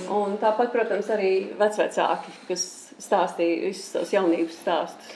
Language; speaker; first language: Latvian; early bilingual, heritage; Latvian